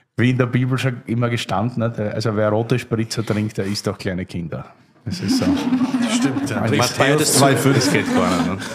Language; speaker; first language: German; native; German